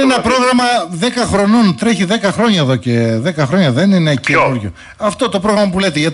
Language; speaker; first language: Greek; native; Greek